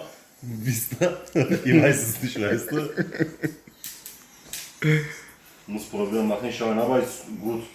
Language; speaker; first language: German; non-native, learner; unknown